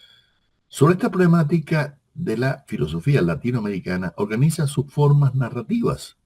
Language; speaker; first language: Spanish; native; Spanish